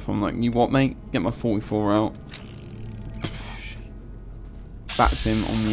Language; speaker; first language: English; native; English